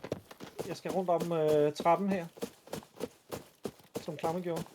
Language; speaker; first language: Danish; native; Danish